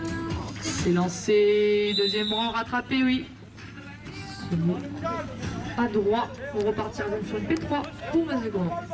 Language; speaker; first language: French; native; French